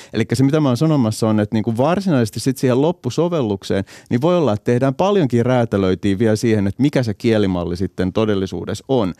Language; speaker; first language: Finnish; native; Finnish